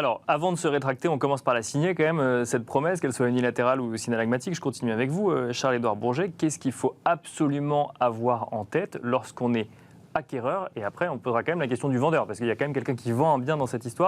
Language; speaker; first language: French; native; French